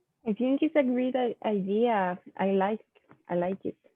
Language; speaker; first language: English; non-native, learner; Spanish